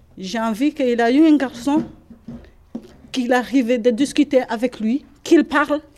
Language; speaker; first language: French; non-native, learner; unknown